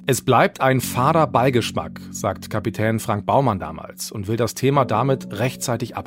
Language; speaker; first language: German; native; German